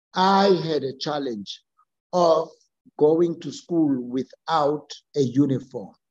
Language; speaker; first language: English; non-native, local second language; Xhosa